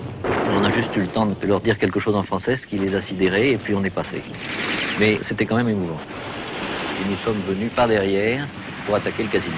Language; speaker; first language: French; native; French